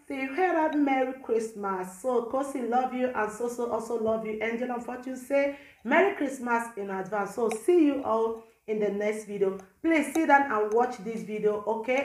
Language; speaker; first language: English; non-native, local second language; Igbo